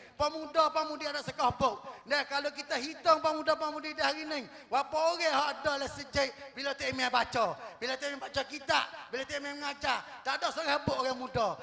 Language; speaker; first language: Malay; native; Malay